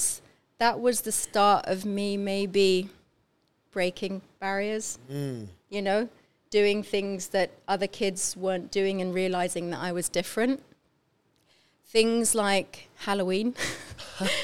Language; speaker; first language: English; native; English